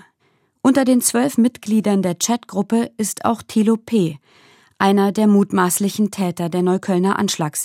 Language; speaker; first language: German; native; German